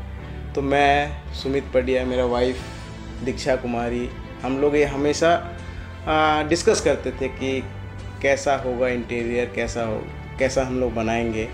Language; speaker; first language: Hindi; non-native, local second language; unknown